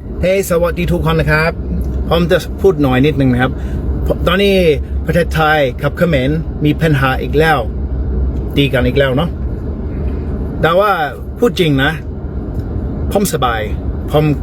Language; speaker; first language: Thai; non-native, learner; English